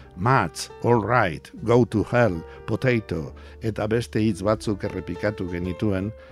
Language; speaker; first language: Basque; native; Basque